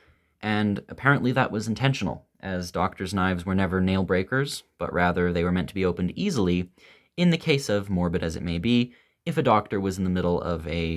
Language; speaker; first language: English; native; English